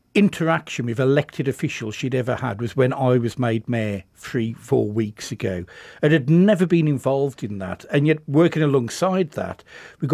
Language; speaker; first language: English; native; English